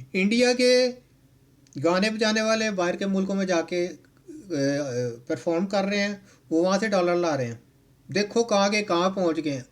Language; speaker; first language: Urdu; non-native, local second language; Punjabi